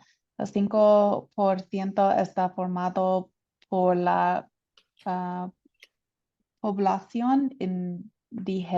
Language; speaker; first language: Spanish; non-native, learner; English